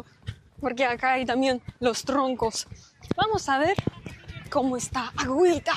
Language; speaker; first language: Spanish; non-native, fluent; Russian